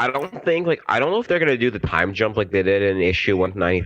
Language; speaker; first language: English; native; English